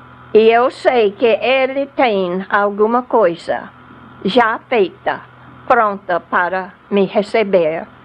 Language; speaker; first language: Portuguese; non-native, fluent; English